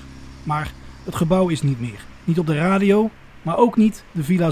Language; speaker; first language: Dutch; native; Dutch